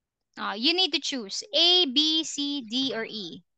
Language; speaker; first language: English; non-native, fluent; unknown